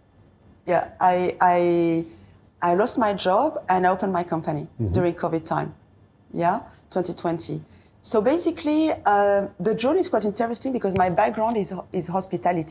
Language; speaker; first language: English; non-native, fluent; French